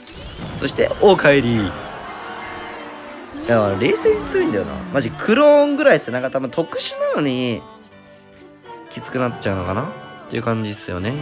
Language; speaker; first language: Japanese; native; Japanese